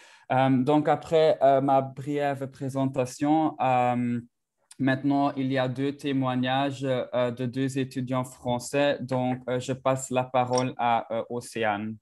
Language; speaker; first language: French; non-native, local second language; Dutch